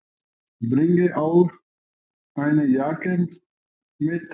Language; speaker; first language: German; non-native, learner; Urdu